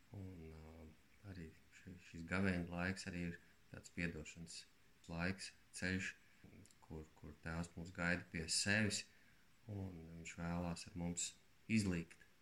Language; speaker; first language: Latvian; native; Latvian